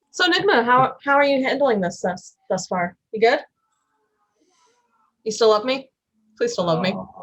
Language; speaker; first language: English; native; English